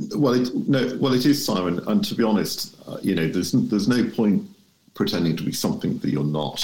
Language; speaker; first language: English; native; English